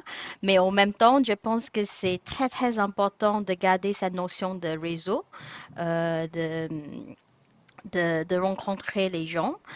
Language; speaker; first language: French; non-native, fluent; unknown